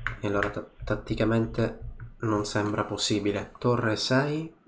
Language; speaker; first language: Italian; native; Italian